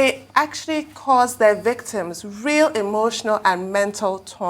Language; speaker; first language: English; native; English